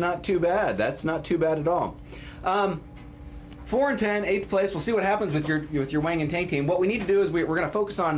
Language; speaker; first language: English; native; English